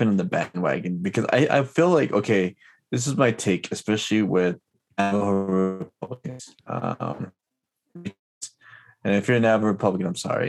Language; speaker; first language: English; native; English